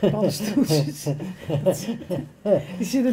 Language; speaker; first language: Dutch; native; Dutch